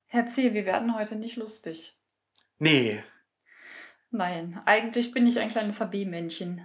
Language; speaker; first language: German; native; German